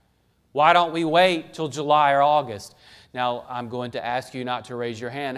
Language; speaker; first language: English; native; English